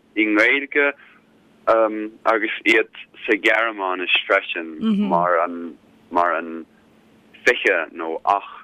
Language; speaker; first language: Irish; non-native, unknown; German